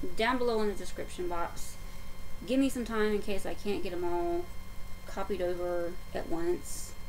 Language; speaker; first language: English; native; English